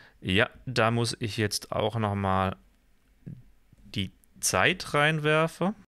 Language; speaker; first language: German; native; German